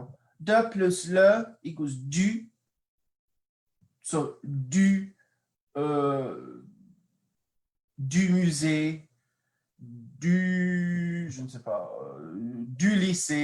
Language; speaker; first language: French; non-native, fluent; English